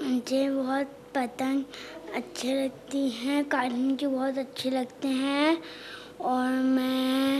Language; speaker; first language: Hindi; early bilingual, heritage; Urdu